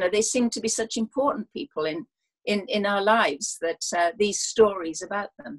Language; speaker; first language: English; native; English